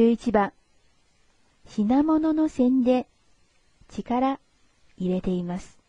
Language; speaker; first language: Japanese; non-native, fluent; Chinese